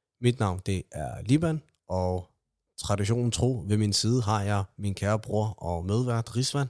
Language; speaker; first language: Danish; early bilingual, other home language; Somali